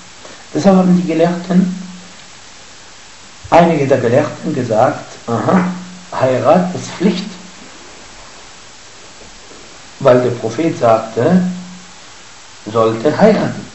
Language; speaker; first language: German; non-native, fluent; Arabic